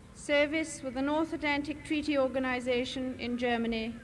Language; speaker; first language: English; early bilingual, other home language; French